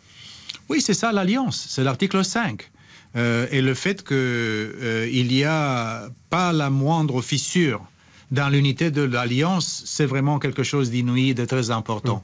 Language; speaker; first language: French; non-native, fluent; Romanian